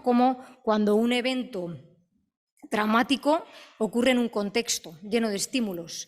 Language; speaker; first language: Spanish; native; Spanish